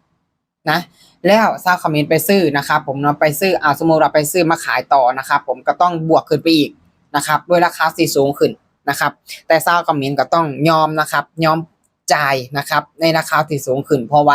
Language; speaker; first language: Thai; non-native, local second language; Lao